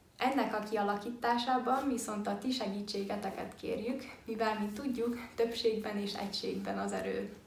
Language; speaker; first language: Hungarian; early bilingual, heritage; Hungarian